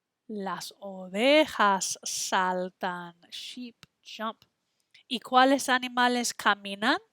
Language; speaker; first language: Spanish; non-native, fluent; English